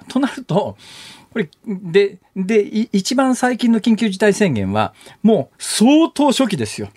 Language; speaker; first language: Japanese; native; Japanese